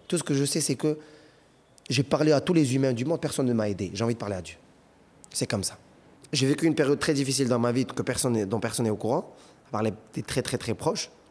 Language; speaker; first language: French; non-native, local second language; Arabic